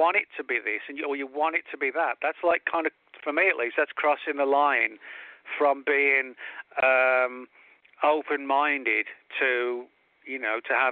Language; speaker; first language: English; native; English